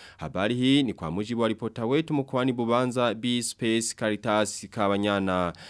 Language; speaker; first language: Swahili; non-native, local second language; Rundi